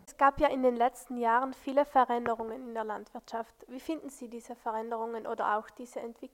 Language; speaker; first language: German; native; German